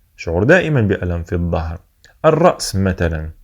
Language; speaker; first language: Arabic; native; Arabic